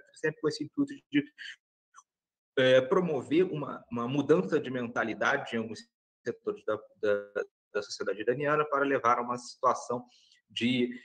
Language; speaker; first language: Portuguese; native; Portuguese